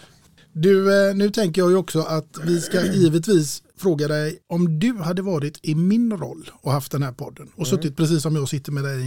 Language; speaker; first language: Swedish; native; Swedish